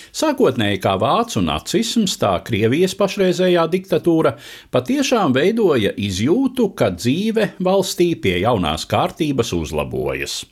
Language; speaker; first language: Latvian; native; Latvian